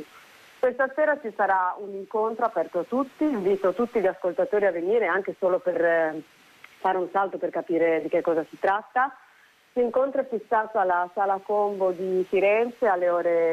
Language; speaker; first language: Italian; native; Italian